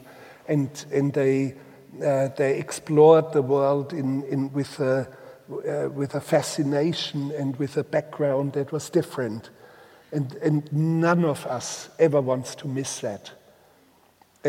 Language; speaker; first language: English; non-native, fluent; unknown